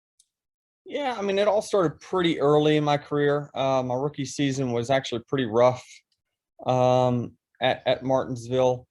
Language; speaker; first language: English; native; English